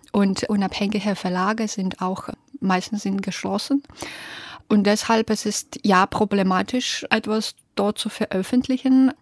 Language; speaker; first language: German; non-native, fluent; Belarusian